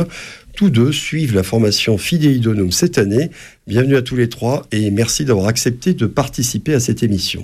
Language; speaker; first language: French; native; French